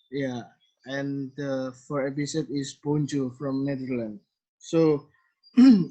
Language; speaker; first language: English; non-native, learner; Indonesian